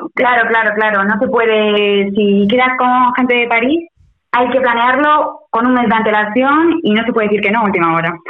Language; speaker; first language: Spanish; non-native, local second language; Basque